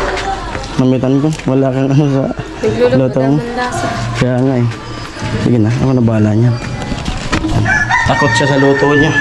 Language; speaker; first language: Filipino; non-native, local second language; Bikol